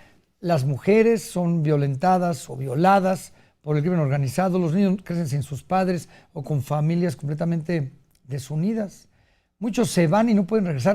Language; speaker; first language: Spanish; native; Spanish